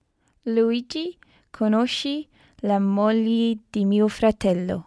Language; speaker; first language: Italian; non-native, learner; English